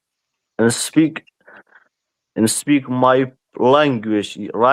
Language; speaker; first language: English; non-native, learner; Persian